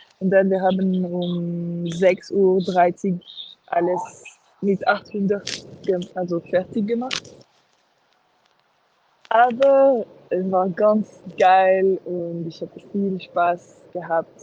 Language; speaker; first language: German; non-native, local second language; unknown